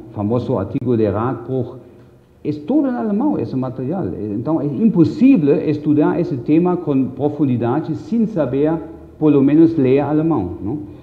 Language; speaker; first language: Portuguese; non-native, fluent; German